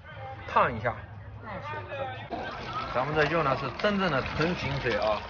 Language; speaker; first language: Chinese; native; Chinese